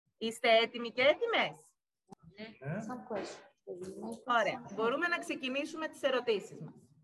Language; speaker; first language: Greek; native; Greek